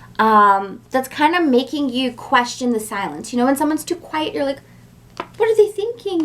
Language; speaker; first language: English; native; English